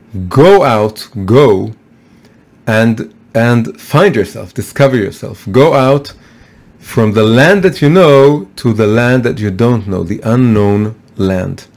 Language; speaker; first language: English; non-native, fluent; Hebrew